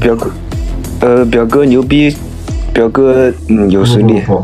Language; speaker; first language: Chinese; native; Chinese